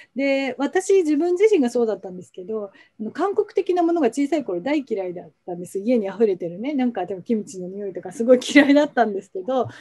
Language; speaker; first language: Japanese; native; Japanese